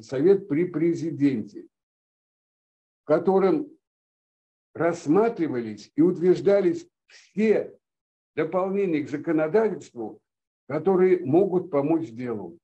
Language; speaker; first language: Russian; native; Russian